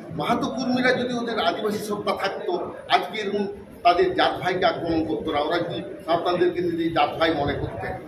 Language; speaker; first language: Bangla; non-native, local second language; Santali